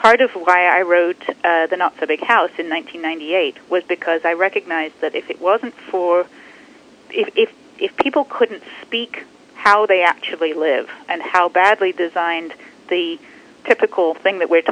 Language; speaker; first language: English; native; English